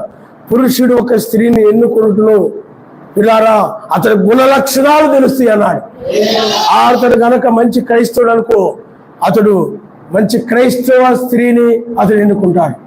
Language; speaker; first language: Telugu; native; Telugu